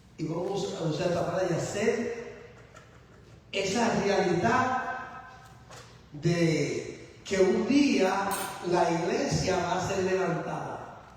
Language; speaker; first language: Spanish; native; Spanish